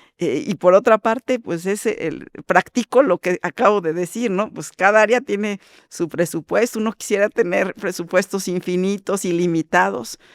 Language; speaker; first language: Spanish; native; Spanish